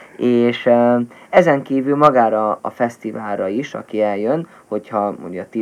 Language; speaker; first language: Hungarian; native; Hungarian